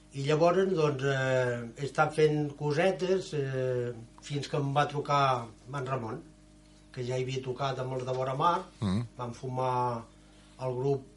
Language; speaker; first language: Catalan; native; Catalan